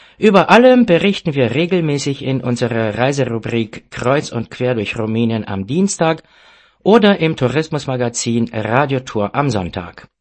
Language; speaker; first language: German; non-native, fluent; Romanian